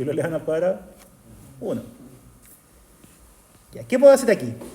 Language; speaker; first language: Spanish; native; Spanish